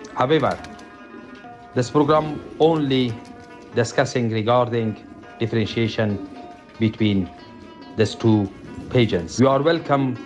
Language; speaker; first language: English; non-native, learner; Persian